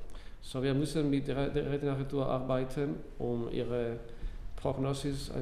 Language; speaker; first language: German; non-native, learner; English